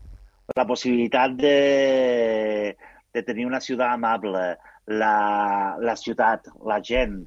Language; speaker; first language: Catalan; non-native, local second language; Spanish